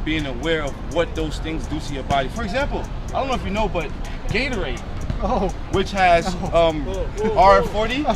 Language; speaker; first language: English; native; English